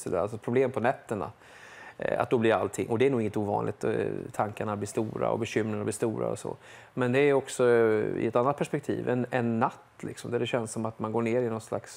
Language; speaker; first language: Swedish; native; Swedish